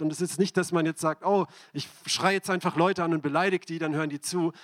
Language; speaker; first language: German; native; German